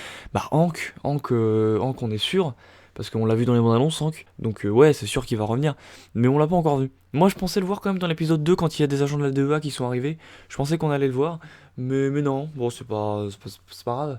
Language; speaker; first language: French; native; French